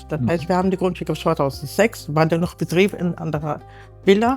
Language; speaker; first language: German; non-native, learner; Arabic